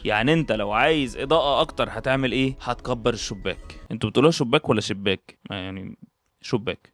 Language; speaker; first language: Arabic; native; Arabic